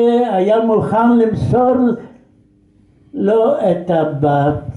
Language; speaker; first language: Hebrew; non-native, fluent; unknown